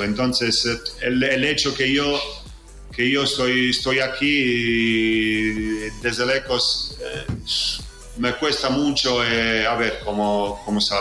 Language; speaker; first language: Spanish; non-native, fluent; Italian